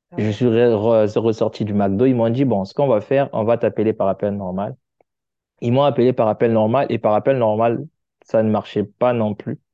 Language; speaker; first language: French; non-native, local second language; Lingala